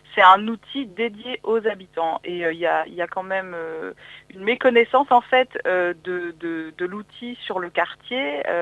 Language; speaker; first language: French; native; French